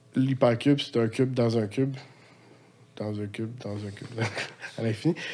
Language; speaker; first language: French; native; French